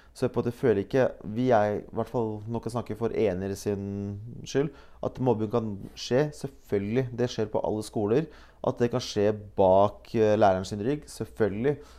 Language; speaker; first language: Norwegian; early bilingual, other home language; Bosnian